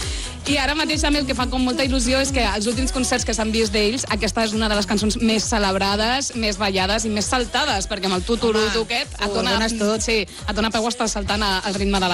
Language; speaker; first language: Catalan; native; Catalan